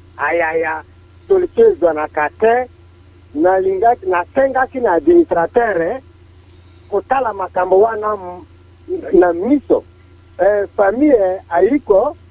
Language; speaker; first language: Lingala; non-native, local second language; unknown